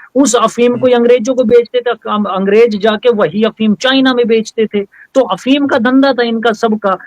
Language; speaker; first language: Hindi; native; Hindi